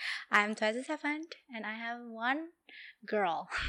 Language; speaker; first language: English; non-native, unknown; Indonesian